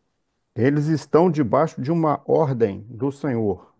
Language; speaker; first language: Portuguese; native; Portuguese